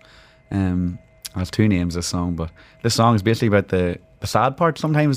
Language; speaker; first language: English; native; English